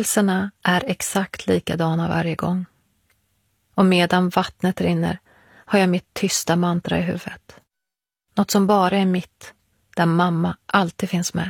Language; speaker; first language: Swedish; early bilingual, other home language; Persian